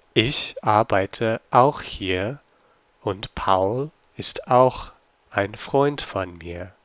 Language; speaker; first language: German; non-native, fluent; English